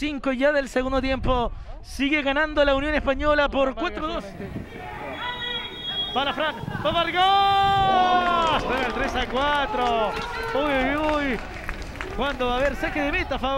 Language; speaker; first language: Spanish; native; Spanish